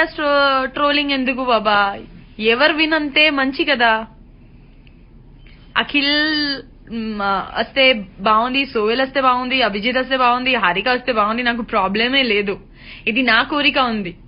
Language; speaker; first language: Telugu; non-native, learner; Gujarati